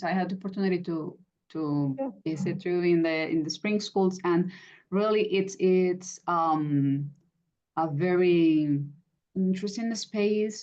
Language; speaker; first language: English; non-native, fluent; Spanish